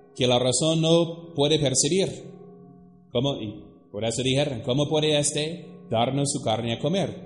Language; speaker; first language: Spanish; non-native, fluent; English